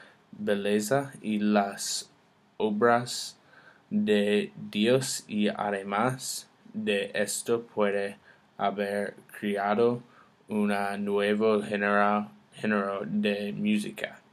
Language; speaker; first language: Spanish; non-native, learner; English